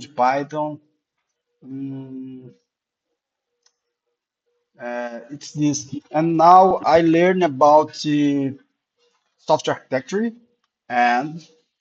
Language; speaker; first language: English; non-native, learner; Portuguese